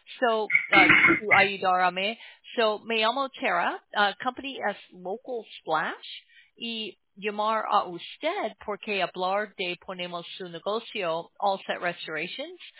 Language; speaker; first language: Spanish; non-native, learner; English